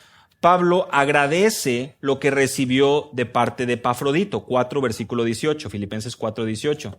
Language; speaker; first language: Spanish; native; Spanish